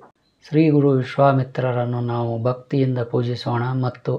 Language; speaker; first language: Kannada; native; Kannada